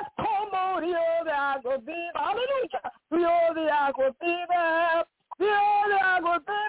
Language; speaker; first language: Spanish; non-native, learner; English